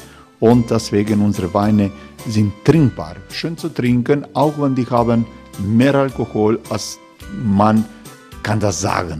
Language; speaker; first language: German; non-native, fluent; Croatian